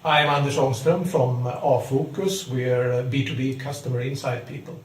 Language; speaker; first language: English; non-native, fluent; Swedish